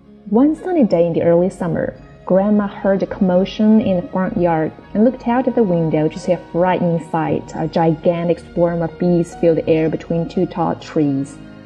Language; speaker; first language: English; non-native, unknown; Chinese